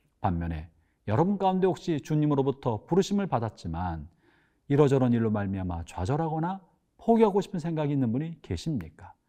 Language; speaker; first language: Korean; native; Korean